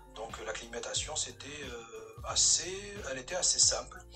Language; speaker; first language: French; non-native, local second language; Kabyle